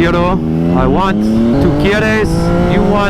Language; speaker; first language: Spanish; non-native, learner; English